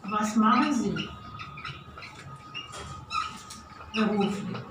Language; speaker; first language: German; non-native, fluent; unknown